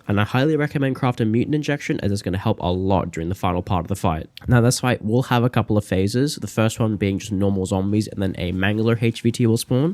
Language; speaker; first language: English; native; English